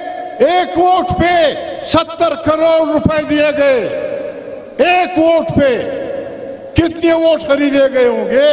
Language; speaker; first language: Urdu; non-native, local second language; Pashto